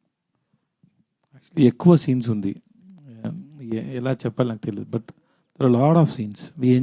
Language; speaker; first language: Telugu; non-native, learner; Tamil